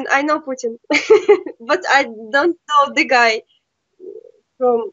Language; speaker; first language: English; non-native, learner; Russian